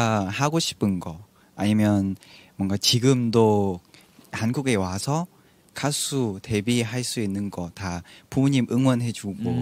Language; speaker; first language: Korean; non-native, fluent; Vietnamese